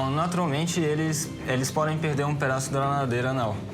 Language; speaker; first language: Portuguese; native; Portuguese